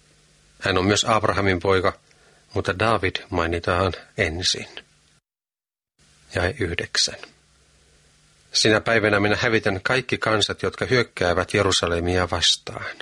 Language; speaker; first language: Finnish; native; Finnish